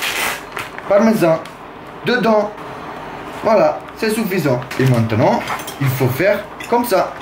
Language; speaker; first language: French; non-native, learner; Italian